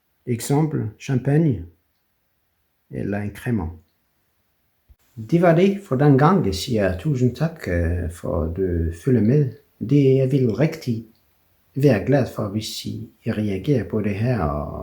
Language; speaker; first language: Danish; non-native, fluent; French